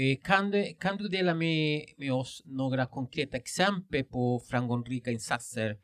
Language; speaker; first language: Swedish; non-native, fluent; Spanish